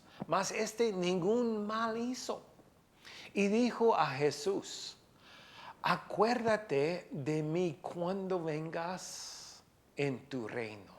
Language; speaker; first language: Spanish; non-native, fluent; English